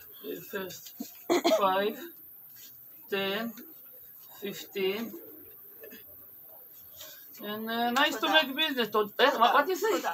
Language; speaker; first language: English; non-native, learner; Hebrew